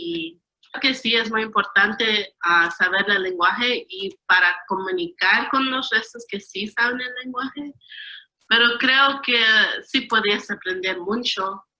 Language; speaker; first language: Spanish; early bilingual, other home language; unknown